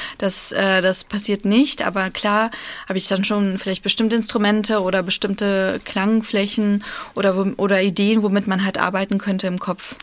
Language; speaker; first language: German; early bilingual, other home language; Russian